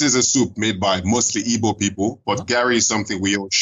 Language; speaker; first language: English; non-native, local second language; Igbo